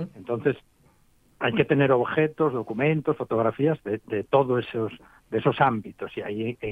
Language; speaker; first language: Spanish; native; Spanish